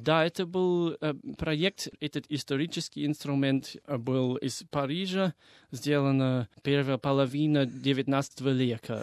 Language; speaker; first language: Russian; non-native, fluent; English